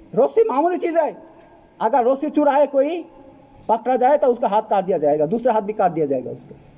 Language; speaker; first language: Hindi; non-native, fluent; Bangla